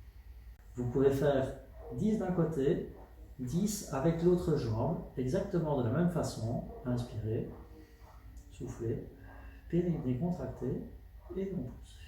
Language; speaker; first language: French; native; French